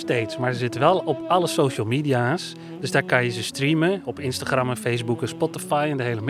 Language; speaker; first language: Dutch; native; Dutch